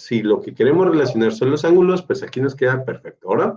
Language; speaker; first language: Spanish; native; Spanish